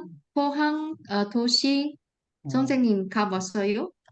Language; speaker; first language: Korean; non-native, learner; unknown